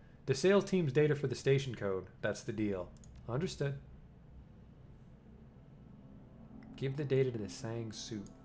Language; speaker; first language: English; native; English